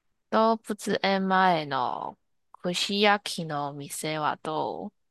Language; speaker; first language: Japanese; non-native, learner; Chinese